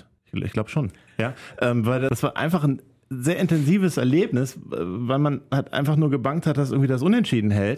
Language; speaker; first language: German; native; German